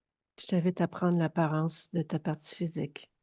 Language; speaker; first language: French; native; French